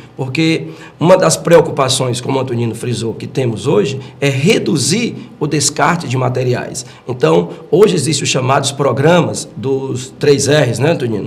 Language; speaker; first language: Portuguese; native; Portuguese